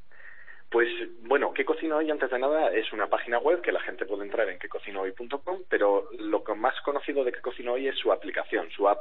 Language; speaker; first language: Spanish; native; Spanish